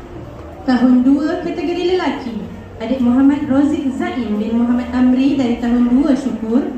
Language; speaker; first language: Malay; native; Malay